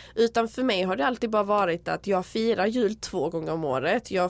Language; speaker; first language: Swedish; early bilingual, other home language; Serbian